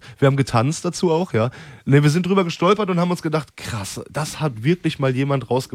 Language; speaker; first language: German; native; German